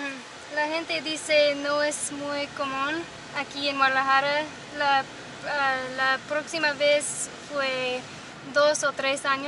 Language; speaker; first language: Spanish; non-native, learner; English